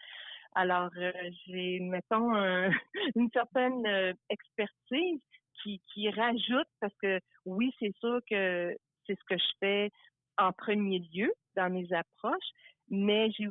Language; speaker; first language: French; native; French